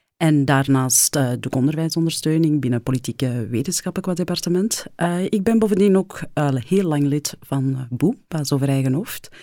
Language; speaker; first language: Dutch; early bilingual, other home language; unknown